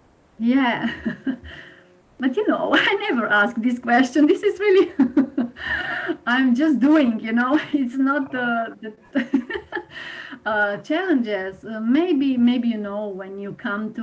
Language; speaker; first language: English; non-native, fluent; Slovenian